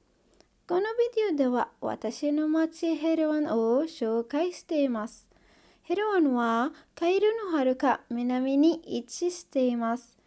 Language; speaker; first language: Japanese; non-native, learner; Arabic